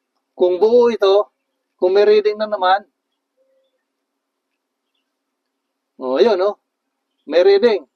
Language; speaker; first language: Filipino; native; Filipino